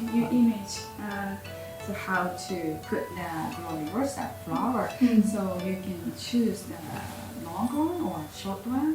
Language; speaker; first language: English; non-native, learner; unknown